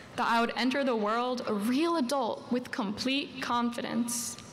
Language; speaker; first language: English; early bilingual, other home language; Spanish